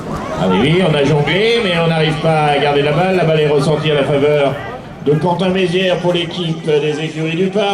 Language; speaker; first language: French; native; French